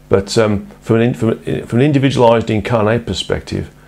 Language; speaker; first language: English; native; English